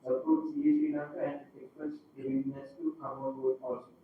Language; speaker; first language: English; non-native, local second language; Sinhala